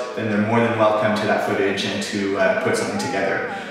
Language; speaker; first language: English; native; English